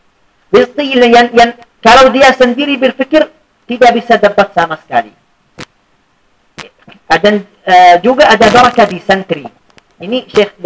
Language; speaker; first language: Indonesian; non-native, fluent; Arabic